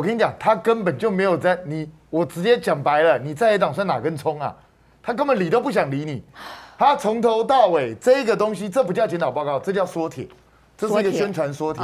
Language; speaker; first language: Chinese; native; Chinese